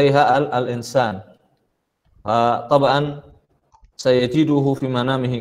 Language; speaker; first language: Arabic; non-native, fluent; Indonesian